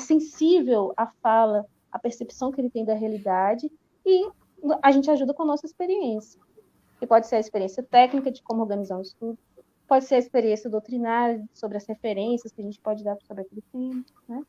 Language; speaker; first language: Portuguese; native; Portuguese